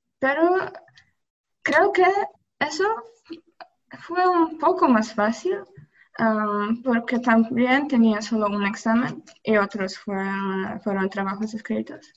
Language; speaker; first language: Spanish; non-native, learner; Polish